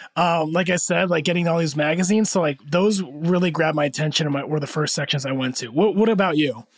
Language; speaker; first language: English; early bilingual, other home language; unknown